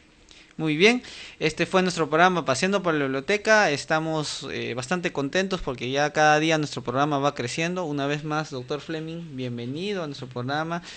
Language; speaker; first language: Spanish; native; Spanish